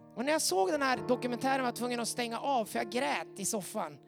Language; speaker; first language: Swedish; native; Swedish